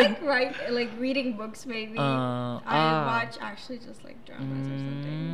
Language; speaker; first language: English; non-native, fluent; Arabic